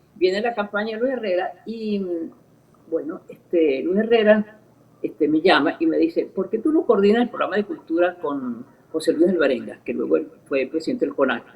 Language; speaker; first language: Spanish; early bilingual, other home language; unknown